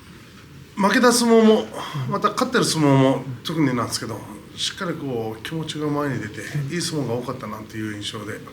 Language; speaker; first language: Japanese; native; Japanese